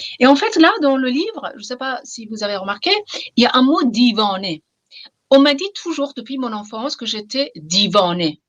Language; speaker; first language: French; non-native, fluent; Persian